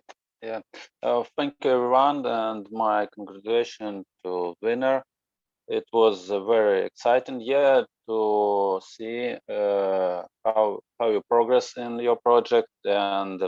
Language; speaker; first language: English; non-native, learner; Russian